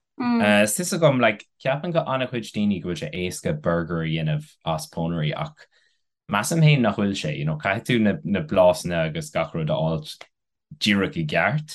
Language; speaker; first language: Irish; non-native, local second language; English